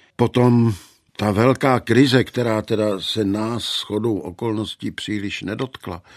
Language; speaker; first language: Czech; native; Czech